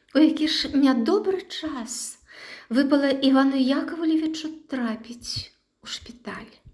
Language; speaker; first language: Belarusian; native; Belarusian